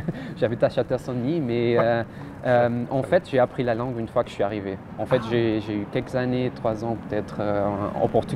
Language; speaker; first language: French; non-native, fluent; Portuguese